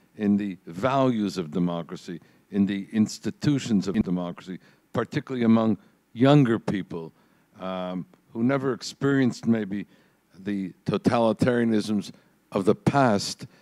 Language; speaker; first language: English; native; English